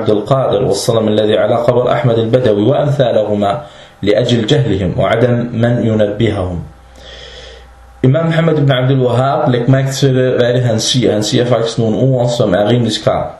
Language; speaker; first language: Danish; early bilingual, other home language; Arabic